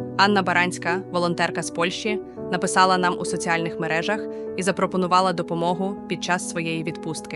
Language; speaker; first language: Ukrainian; native; Ukrainian